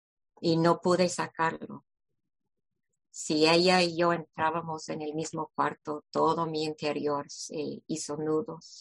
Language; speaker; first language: Spanish; non-native, fluent; English